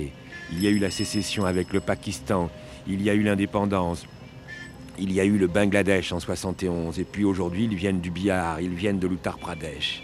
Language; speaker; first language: French; native; French